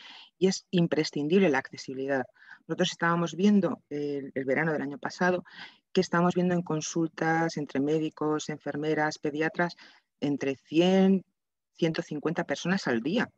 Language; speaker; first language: Spanish; native; Spanish